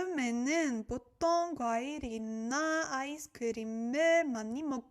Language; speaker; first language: Korean; non-native, learner; French